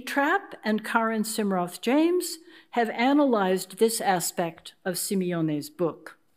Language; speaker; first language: English; native; English